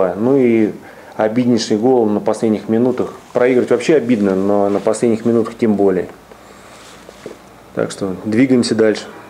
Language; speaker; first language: Russian; native; Russian